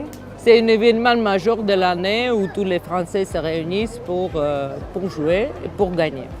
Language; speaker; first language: French; non-native, fluent; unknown